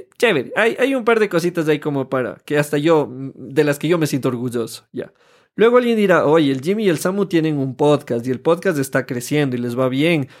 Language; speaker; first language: Spanish; native; Spanish